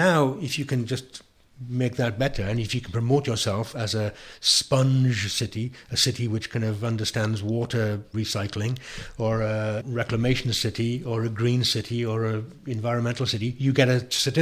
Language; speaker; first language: English; native; English